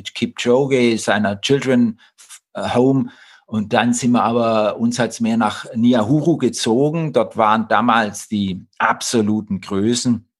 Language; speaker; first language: German; native; German